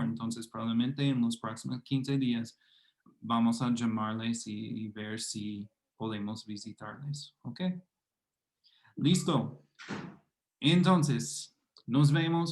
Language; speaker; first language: Spanish; non-native, fluent; English